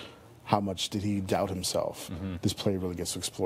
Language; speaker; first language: English; native; English